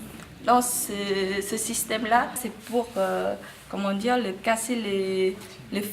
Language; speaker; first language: French; non-native, fluent; Vietnamese